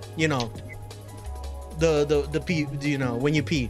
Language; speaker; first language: English; early bilingual, other home language; Spanish